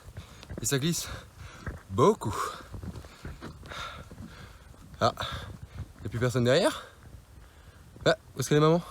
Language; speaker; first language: French; native; French